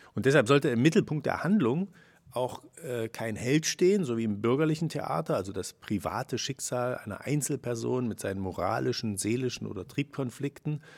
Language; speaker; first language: German; native; German